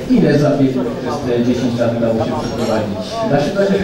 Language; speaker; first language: Polish; native; Polish